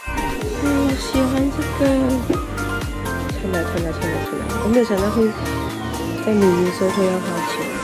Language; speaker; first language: Chinese; early bilingual, heritage; Cantonese